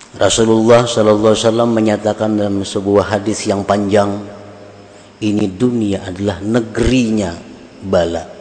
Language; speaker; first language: Indonesian; non-native, local second language; Banjar